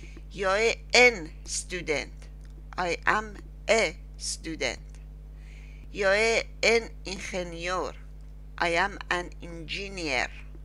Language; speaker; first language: Swedish; non-native, fluent; Persian